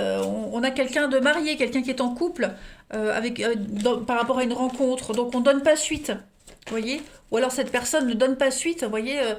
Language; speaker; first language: French; native; French